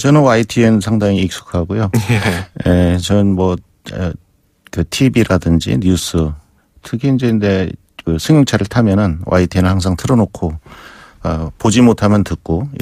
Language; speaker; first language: Korean; native; Korean